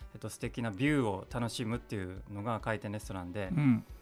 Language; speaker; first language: Japanese; native; Japanese